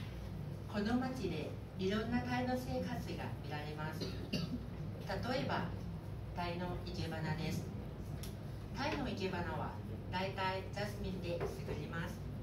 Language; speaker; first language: Japanese; non-native, learner; Thai